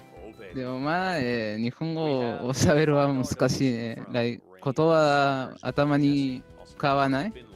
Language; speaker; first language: Japanese; non-native, learner; Spanish